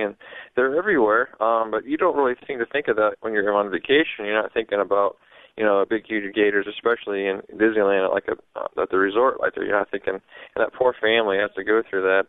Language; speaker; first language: English; native; English